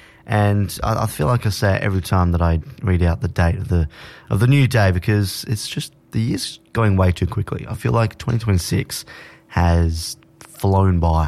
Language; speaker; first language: English; native; English